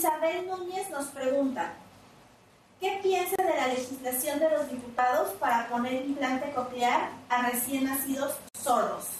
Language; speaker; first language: Spanish; native; Spanish